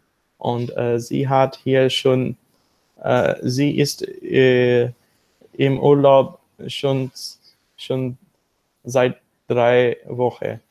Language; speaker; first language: German; non-native, learner; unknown